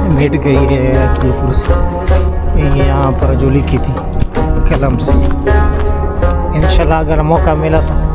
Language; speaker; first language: Urdu; native; Urdu